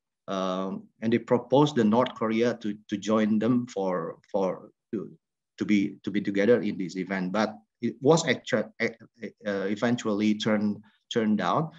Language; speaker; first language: English; non-native, fluent; Indonesian